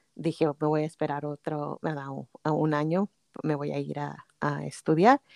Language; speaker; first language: Spanish; native; Spanish